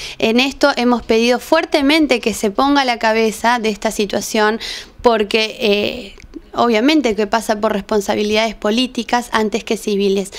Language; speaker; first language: Spanish; native; Spanish